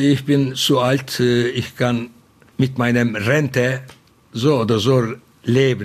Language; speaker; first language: German; non-native, fluent; Turkish